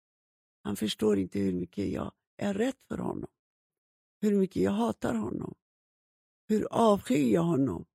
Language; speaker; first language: Swedish; non-native, fluent; Persian